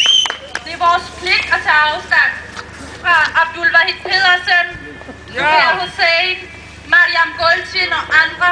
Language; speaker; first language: Danish; early bilingual, other home language; Persian